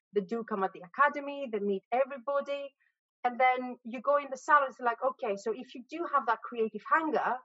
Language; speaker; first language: English; non-native, fluent; Greek